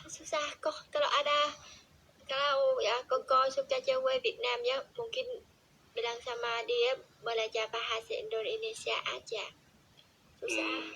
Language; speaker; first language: Indonesian; non-native, learner; Vietnamese